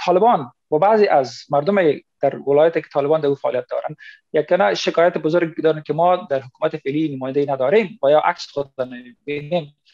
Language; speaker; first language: Persian; non-native, local second language; Pashto